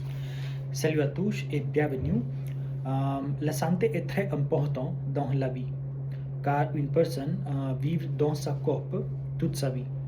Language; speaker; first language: French; non-native, learner; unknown